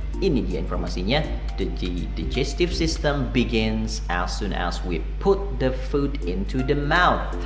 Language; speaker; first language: English; non-native, fluent; Indonesian